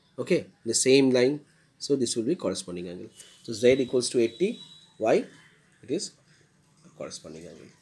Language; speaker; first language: English; non-native, local second language; Bangla